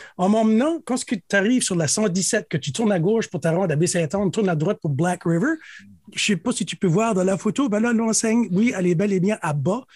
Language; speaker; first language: French; native; French